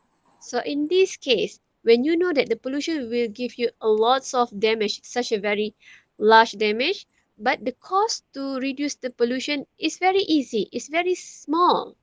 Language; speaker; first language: English; non-native, local second language; Malay